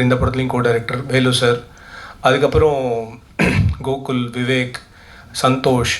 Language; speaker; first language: Tamil; native; Tamil